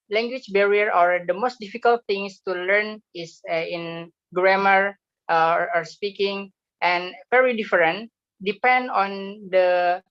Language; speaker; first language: English; non-native, learner; Indonesian